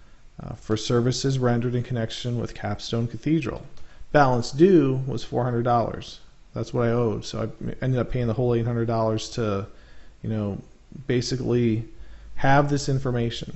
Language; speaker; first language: English; native; English